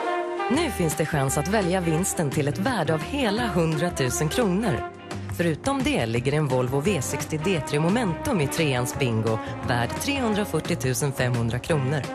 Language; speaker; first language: Swedish; native; Swedish